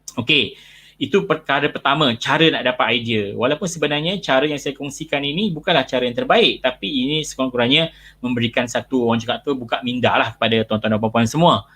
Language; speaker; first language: Malay; native; Malay